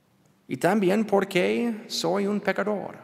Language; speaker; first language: Spanish; non-native, learner; English